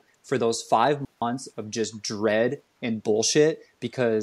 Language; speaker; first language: English; native; English